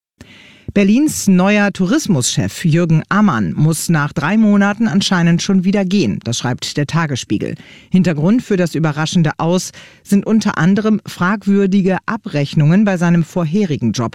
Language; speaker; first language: German; native; German